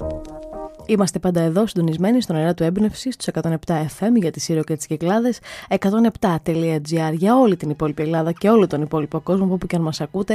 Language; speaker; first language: Greek; native; Greek